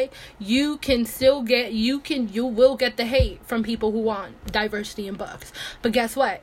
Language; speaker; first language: English; early bilingual, other home language; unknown